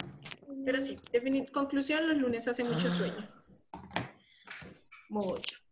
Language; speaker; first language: Spanish; native; Spanish